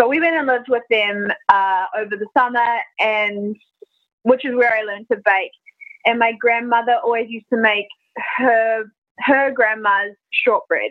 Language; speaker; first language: English; native; English